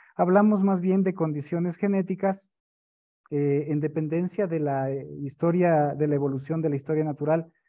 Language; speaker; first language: Spanish; native; Spanish